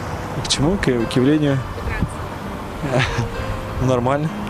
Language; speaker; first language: Russian; native; Russian